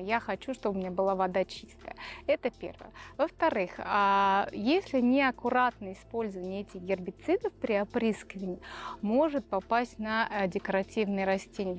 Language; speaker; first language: Russian; native; Russian